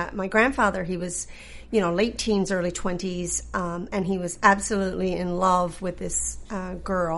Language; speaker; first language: English; native; English